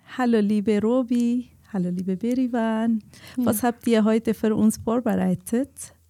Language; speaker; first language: German; non-native, learner; Kurdish